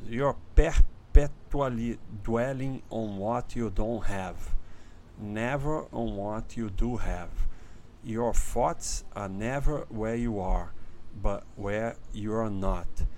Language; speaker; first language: English; non-native, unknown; Portuguese